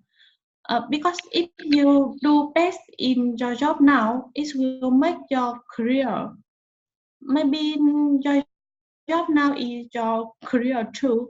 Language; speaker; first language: English; non-native, learner; Vietnamese